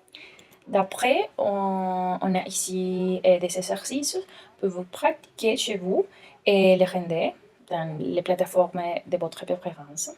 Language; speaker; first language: French; non-native, learner; Spanish